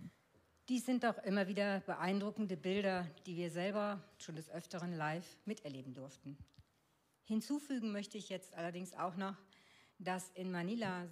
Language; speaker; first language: German; native; German